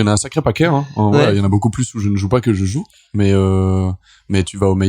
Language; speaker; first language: French; native; French